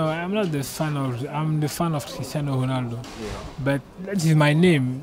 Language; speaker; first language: English; non-native, learner; French